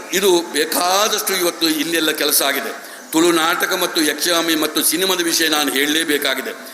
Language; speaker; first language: Kannada; non-native, local second language; Tulu